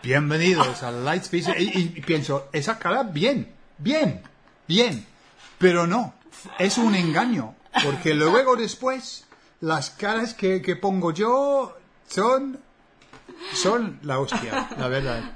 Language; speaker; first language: Spanish; non-native, fluent; English